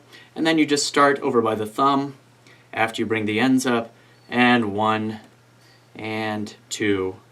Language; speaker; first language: English; native; English